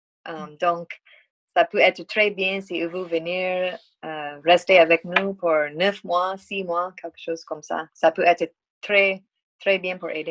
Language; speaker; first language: French; non-native, learner; English